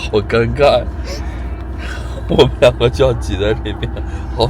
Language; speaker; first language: Chinese; native; Chinese